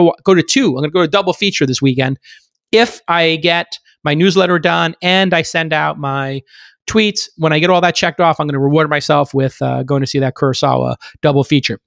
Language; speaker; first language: English; native; English